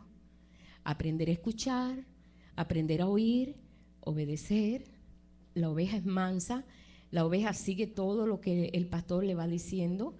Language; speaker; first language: Spanish; native; Spanish